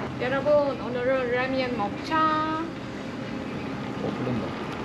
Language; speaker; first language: Korean; non-native, learner; Vietnamese